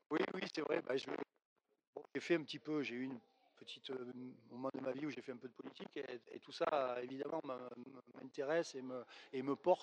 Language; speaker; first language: French; native; French